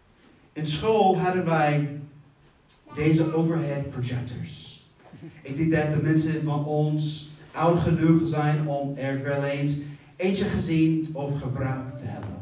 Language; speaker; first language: Dutch; non-native, fluent; English